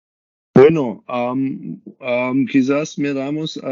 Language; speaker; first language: Spanish; non-native, learner; German